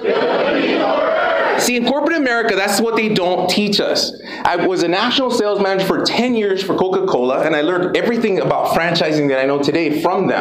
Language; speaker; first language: English; native; English